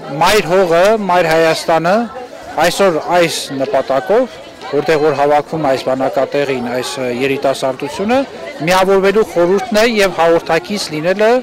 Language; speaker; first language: Armenian; native; Armenian